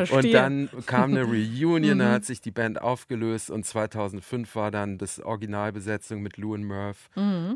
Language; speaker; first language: German; native; German